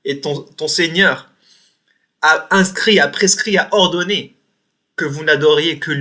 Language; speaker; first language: French; native; French